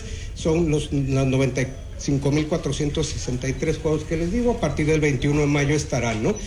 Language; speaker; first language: Spanish; native; Spanish